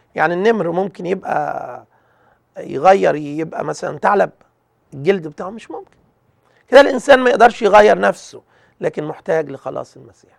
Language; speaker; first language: Arabic; native; Arabic